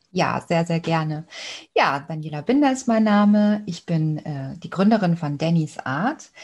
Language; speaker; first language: German; native; German